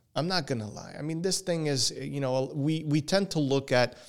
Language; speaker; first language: English; non-native, fluent; Portuguese